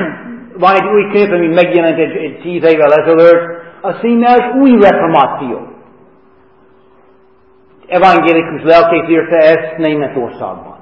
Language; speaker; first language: Hungarian; non-native, fluent; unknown